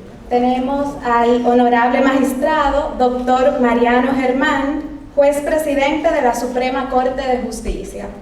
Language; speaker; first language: Spanish; native; Spanish